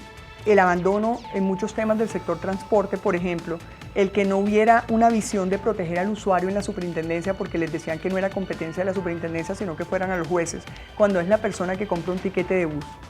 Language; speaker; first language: Spanish; native; Spanish